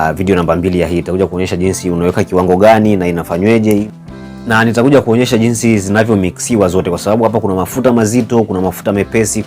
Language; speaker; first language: Swahili; native; Swahili